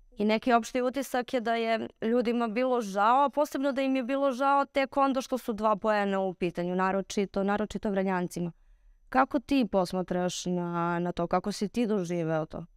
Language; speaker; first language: Serbian; native; Serbian